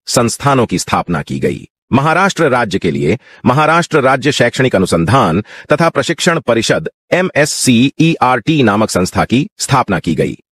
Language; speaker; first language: Hindi; non-native, local second language; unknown